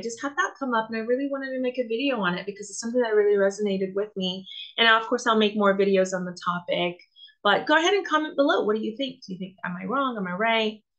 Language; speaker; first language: English; native; English